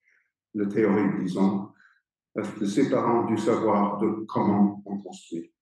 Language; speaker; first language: French; non-native, fluent; English